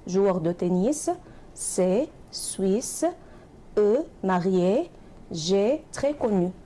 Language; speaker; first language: French; non-native, fluent; Arabic